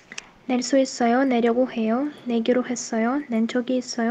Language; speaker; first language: Korean; non-native, learner; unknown